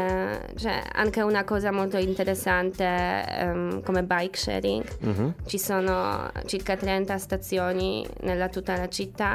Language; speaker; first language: Italian; non-native, fluent; Polish